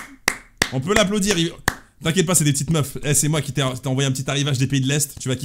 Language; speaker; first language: French; native; French